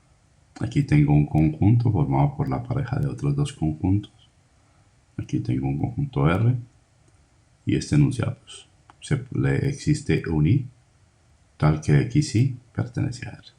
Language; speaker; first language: Spanish; native; Spanish